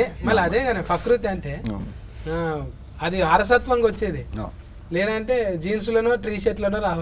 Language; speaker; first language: Telugu; native; Telugu